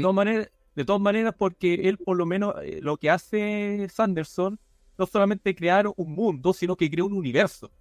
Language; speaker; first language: Spanish; non-native, fluent; English